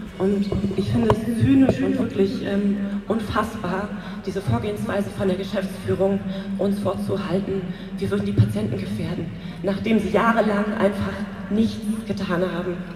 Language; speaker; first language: German; native; German